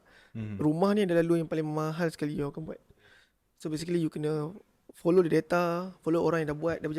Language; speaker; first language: Malay; native; Malay